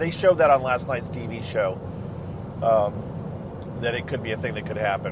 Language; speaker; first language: English; native; English